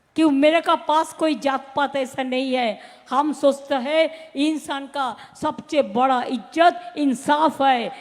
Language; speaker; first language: Hindi; non-native, local second language; Bangla